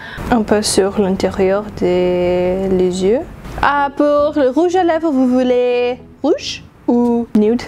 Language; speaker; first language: French; non-native, learner; English